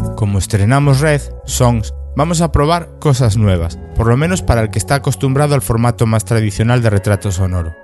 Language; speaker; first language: Spanish; native; Spanish